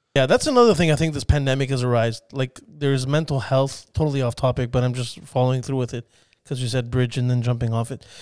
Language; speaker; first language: English; early bilingual, other home language; Spanish